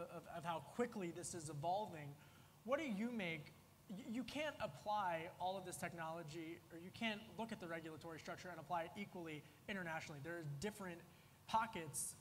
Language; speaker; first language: English; native; English